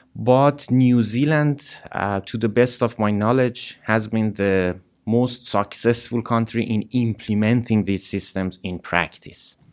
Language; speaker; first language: English; non-native, fluent; Persian